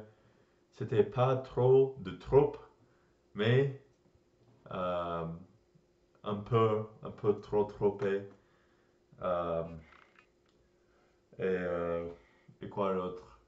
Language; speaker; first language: French; non-native, learner; English